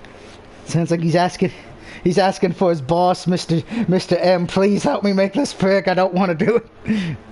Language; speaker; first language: English; native; English